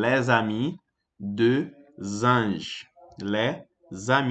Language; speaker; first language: French; non-native, fluent; Portuguese